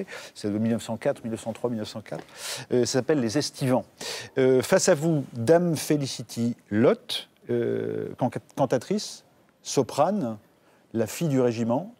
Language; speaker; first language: French; native; French